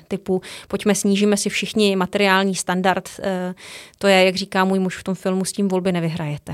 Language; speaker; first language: Czech; native; Czech